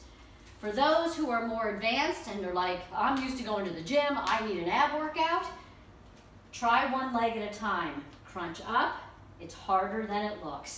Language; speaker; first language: English; native; English